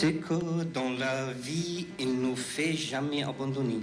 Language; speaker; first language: French; non-native, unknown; Persian